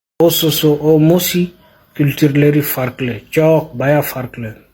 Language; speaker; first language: Turkish; non-native, fluent; Fula